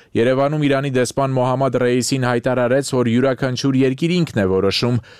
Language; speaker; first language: Armenian; native; Armenian